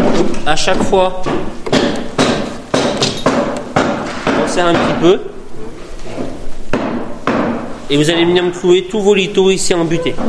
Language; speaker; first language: French; native; French